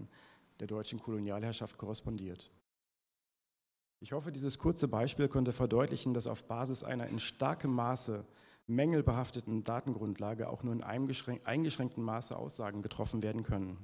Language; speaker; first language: German; native; German